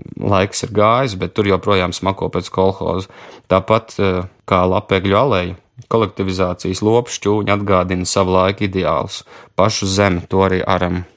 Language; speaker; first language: Latvian; native; Latvian